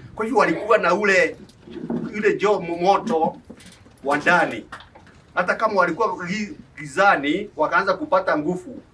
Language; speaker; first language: Swahili; non-native, local second language; Embu